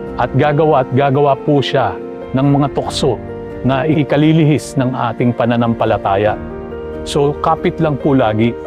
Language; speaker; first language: Filipino; native; Filipino